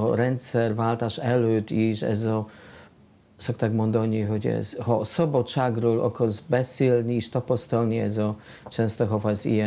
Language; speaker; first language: Hungarian; non-native, fluent; Polish